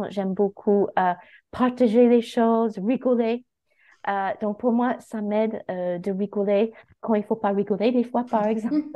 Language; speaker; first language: French; non-native, fluent; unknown